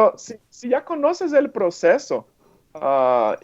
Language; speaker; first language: Spanish; non-native, fluent; Portuguese